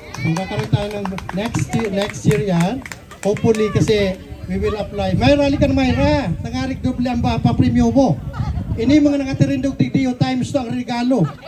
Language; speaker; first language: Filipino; non-native, local second language; Bikol